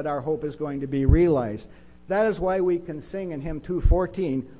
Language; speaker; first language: English; native; English